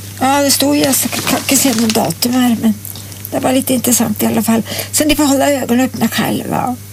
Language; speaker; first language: Swedish; native; Swedish